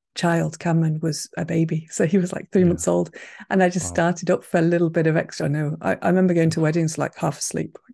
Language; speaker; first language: English; native; English